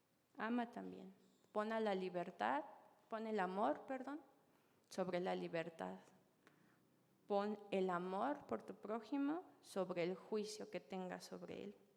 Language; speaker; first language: Spanish; native; Spanish